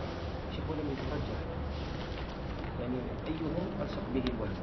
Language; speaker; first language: Arabic; native; Arabic